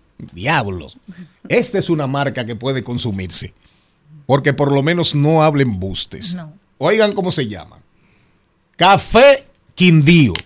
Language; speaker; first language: Spanish; native; Spanish